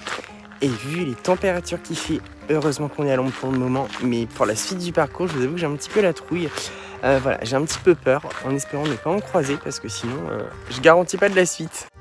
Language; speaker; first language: French; native; French